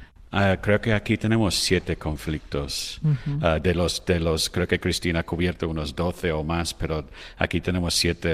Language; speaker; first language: Spanish; non-native, fluent; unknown